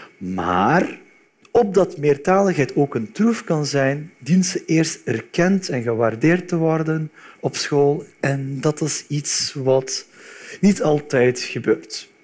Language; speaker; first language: Dutch; early bilingual, other home language; Turkish